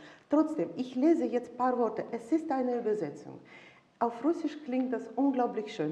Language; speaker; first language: German; non-native, fluent; Russian